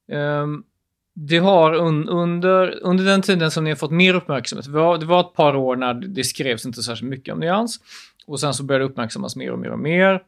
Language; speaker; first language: Swedish; early bilingual, other home language; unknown